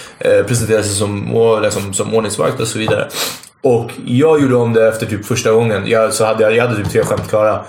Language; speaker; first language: Swedish; native; Swedish